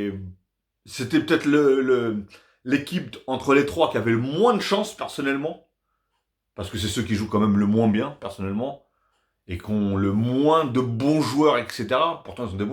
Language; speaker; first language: French; native; French